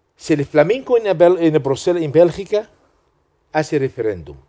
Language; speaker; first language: Spanish; non-native, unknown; Arabic